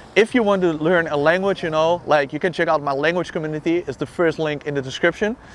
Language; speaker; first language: English; non-native, fluent; Dutch